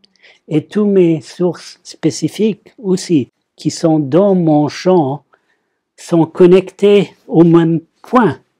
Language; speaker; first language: French; non-native, fluent; English